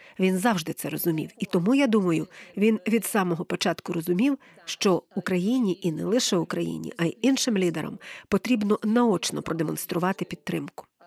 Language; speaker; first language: Ukrainian; non-native, fluent; English